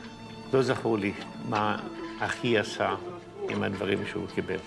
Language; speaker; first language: Hebrew; non-native, fluent; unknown